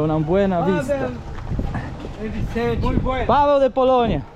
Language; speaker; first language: Spanish; non-native, learner; Polish